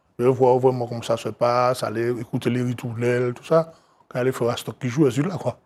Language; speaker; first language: French; native; French